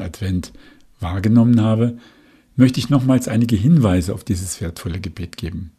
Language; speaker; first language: German; native; German